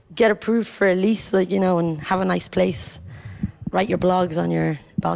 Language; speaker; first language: English; native; English